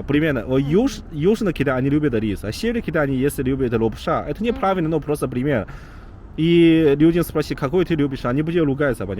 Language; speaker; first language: Russian; non-native, learner; Chinese